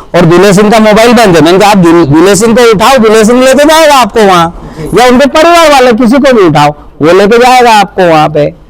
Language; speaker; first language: Hindi; native; Hindi